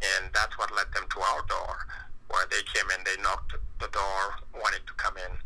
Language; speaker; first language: English; non-native, fluent; French